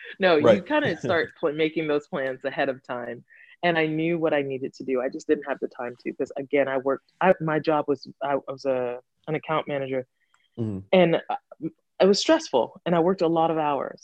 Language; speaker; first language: English; native; English